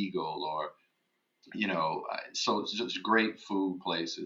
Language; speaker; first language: English; native; English